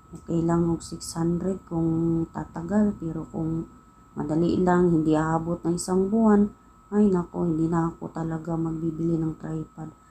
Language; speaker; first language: Filipino; non-native, local second language; Cebuano